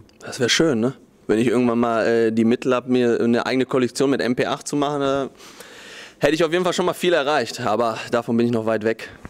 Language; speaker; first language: German; early bilingual, other home language; Polish